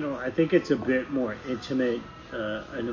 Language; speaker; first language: English; native; English